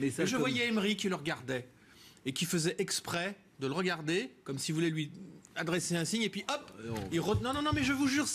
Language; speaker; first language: French; native; French